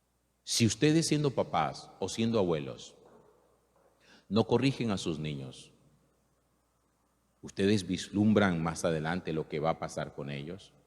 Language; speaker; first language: Spanish; native; Spanish